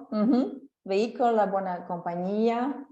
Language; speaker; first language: Italian; non-native, fluent; French